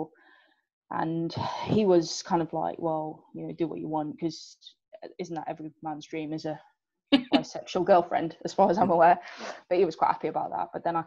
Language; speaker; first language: English; native; English